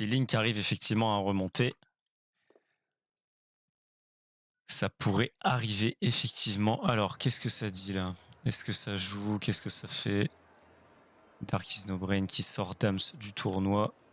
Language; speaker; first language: French; native; French